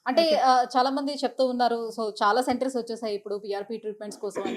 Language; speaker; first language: Telugu; native; Telugu